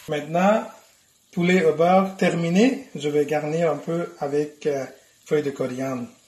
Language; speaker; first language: French; non-native, fluent; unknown